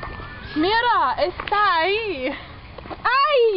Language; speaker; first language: Spanish; non-native, learner; English